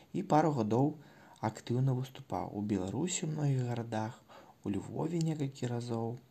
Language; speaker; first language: Belarusian; non-native, local second language; Russian